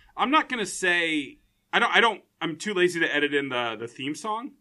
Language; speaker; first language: English; early bilingual, other home language; Dutch